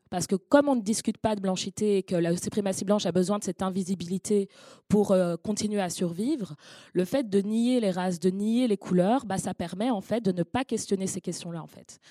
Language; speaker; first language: French; native; French